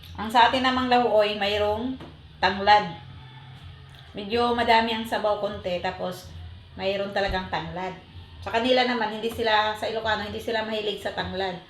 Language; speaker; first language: Filipino; non-native, local second language; Cebuano